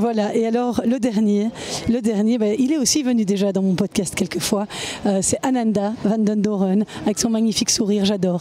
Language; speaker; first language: French; native; French